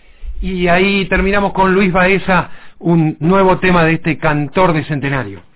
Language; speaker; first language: Spanish; native; Spanish